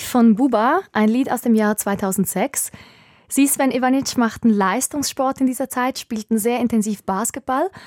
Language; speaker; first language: German; native; German